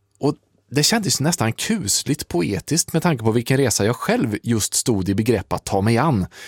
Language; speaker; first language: Swedish; native; Swedish